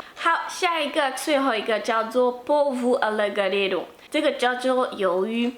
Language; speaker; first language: Chinese; non-native, fluent; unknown